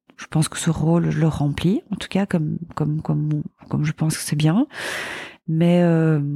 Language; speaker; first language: French; native; French